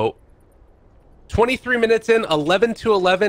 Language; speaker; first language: English; native; English